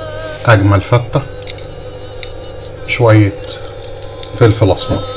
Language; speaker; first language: Arabic; native; Arabic